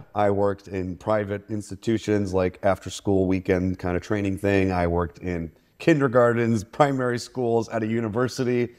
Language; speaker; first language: English; native; English